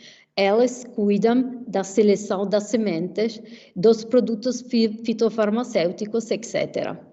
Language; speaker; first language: Portuguese; non-native, fluent; Italian